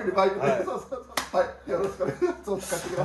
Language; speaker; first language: Japanese; native; Japanese